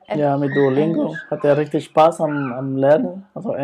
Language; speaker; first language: German; non-native, fluent; Spanish